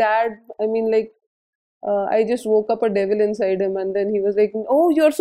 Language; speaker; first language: English; non-native, local second language; Hindi